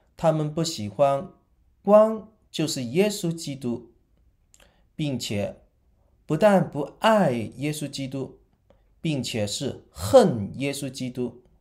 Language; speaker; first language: Chinese; non-native, local second language; Cantonese